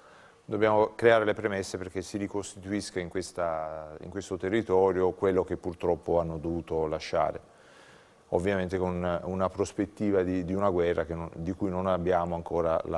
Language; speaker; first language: Italian; native; Italian